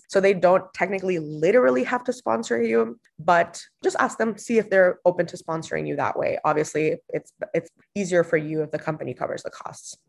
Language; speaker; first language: English; non-native, fluent; Spanish